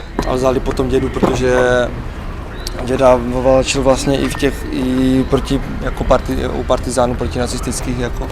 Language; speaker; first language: Czech; early bilingual, other home language; Greek